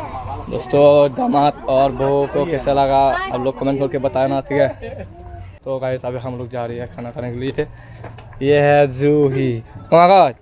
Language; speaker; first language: Hindi; non-native, local second language; Chakma